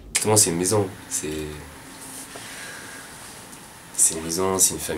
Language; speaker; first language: French; non-native, fluent; Arabic